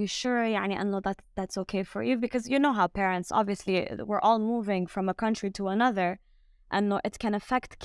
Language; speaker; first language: English; early bilingual, other home language; French